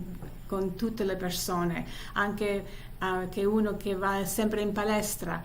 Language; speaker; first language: Italian; early bilingual, heritage; Italian